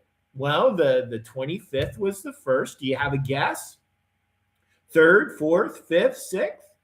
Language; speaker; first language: English; native; English